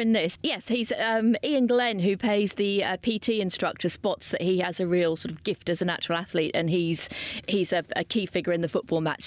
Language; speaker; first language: English; native; English